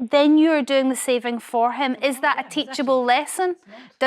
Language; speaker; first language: English; native; English